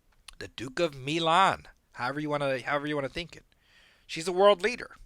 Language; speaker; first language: English; native; English